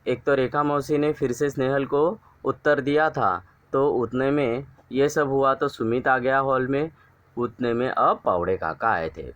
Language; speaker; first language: Hindi; non-native, local second language; Marathi